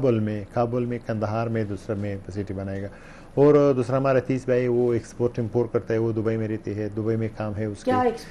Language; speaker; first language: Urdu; non-native, learner; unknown